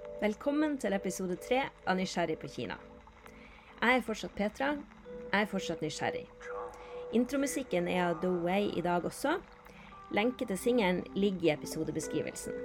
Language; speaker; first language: Norwegian; native; Norwegian